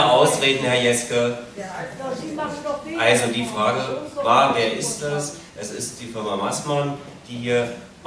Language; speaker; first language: German; native; German